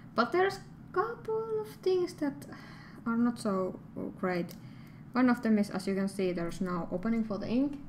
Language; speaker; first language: English; non-native, fluent; Finnish